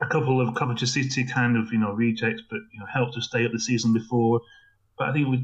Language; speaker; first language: English; native; English